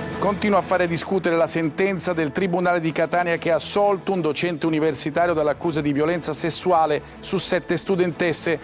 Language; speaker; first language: Italian; native; Italian